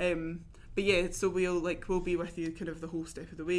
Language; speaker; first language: English; native; English